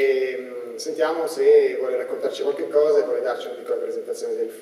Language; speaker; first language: Italian; native; Italian